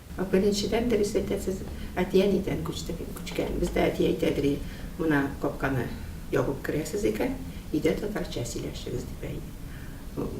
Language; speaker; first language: Tatar; early bilingual, heritage; Tatar